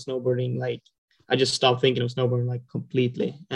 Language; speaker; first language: English; non-native, fluent; Swedish